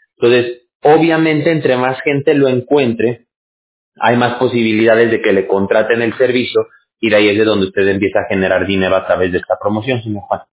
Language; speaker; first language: Spanish; native; Spanish